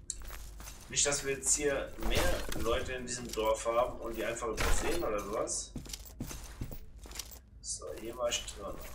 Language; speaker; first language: German; native; German